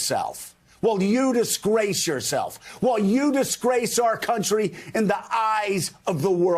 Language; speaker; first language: English; native; English